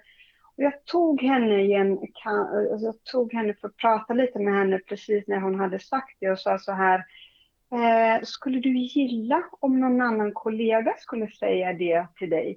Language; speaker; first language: Swedish; non-native, fluent; Portuguese